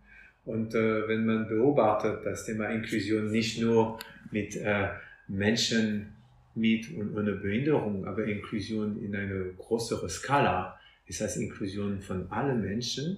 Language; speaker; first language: German; non-native, fluent; French